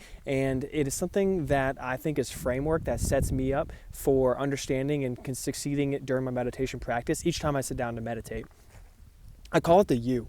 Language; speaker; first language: English; native; English